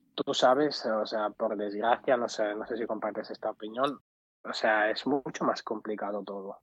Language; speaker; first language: Spanish; early bilingual, other home language; Arabic